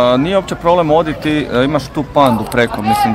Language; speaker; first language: Serbian; native; Serbian